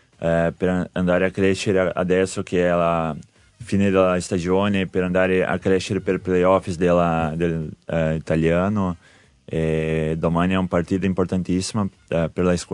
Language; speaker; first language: Italian; non-native, learner; Portuguese